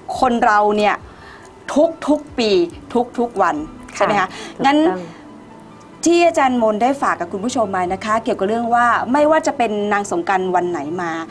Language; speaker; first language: Thai; native; Thai